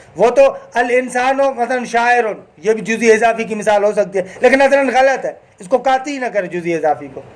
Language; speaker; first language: Urdu; non-native, local second language; Sindhi